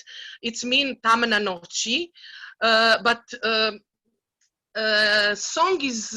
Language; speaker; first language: English; non-native, learner; Serbian